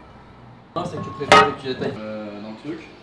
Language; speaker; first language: French; native; French